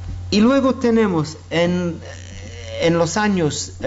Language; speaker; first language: Spanish; non-native, fluent; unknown